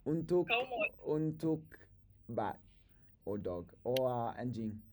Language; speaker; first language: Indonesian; non-native, learner; English